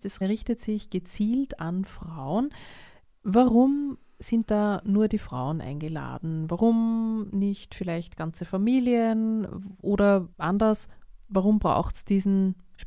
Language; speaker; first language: German; native; German